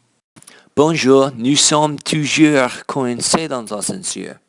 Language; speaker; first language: French; non-native, learner; English